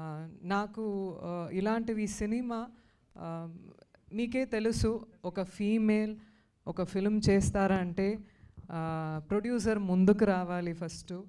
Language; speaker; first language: Telugu; non-native, fluent; Tamil